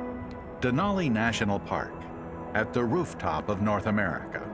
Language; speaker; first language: English; native; English